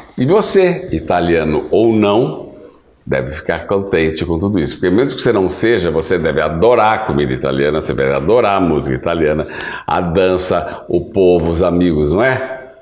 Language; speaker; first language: Portuguese; native; Portuguese